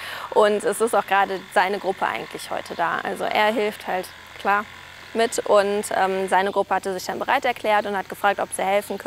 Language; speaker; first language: German; native; German